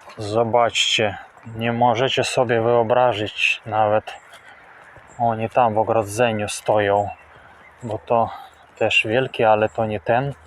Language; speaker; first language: Polish; non-native, fluent; Russian